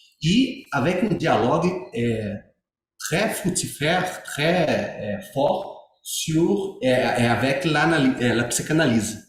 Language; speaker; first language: French; non-native, learner; Portuguese